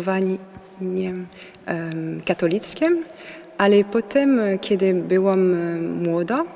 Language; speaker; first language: Polish; non-native, learner; French